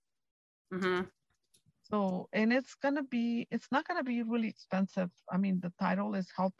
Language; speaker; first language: English; non-native, fluent; Spanish